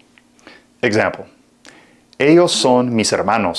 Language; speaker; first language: Spanish; non-native, fluent; English